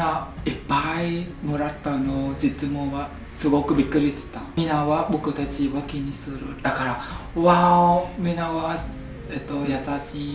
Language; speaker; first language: Japanese; non-native, learner; Vietnamese